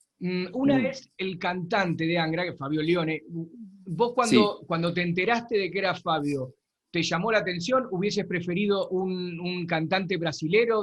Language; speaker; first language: Spanish; native; Spanish